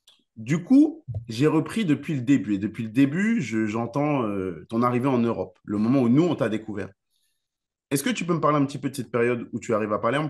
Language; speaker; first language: French; native; French